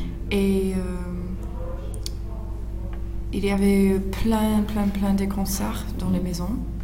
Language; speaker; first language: French; non-native, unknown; English